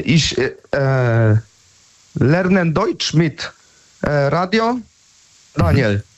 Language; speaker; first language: German; non-native, learner; Polish